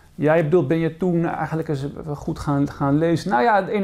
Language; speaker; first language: Dutch; native; Dutch